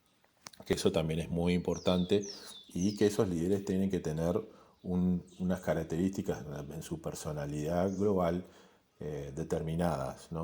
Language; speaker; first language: Spanish; native; Spanish